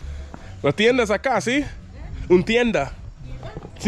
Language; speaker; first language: Spanish; non-native, learner; English